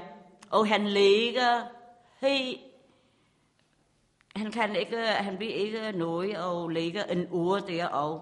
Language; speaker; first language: Danish; non-native, learner; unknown